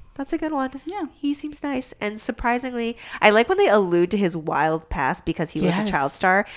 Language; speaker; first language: English; early bilingual, other home language; Chinese